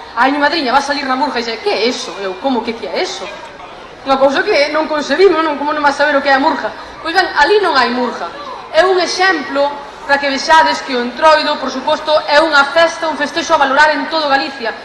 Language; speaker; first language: Galician; native; Galician